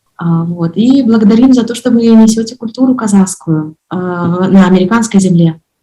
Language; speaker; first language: Russian; non-native, local second language; Kazakh